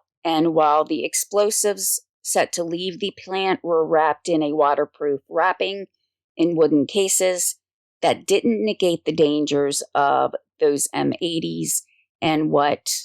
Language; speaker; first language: English; native; English